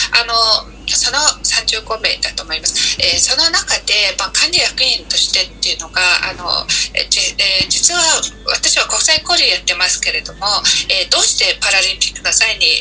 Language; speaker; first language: Japanese; non-native, fluent; Mongolian